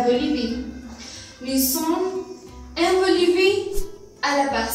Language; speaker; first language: French; non-native, learner; Spanish